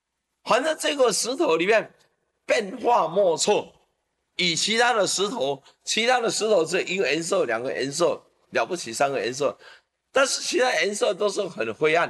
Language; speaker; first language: Chinese; native; Chinese